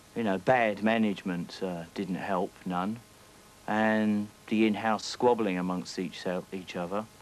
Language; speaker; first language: English; native; English